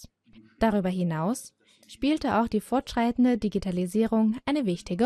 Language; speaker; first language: German; native; German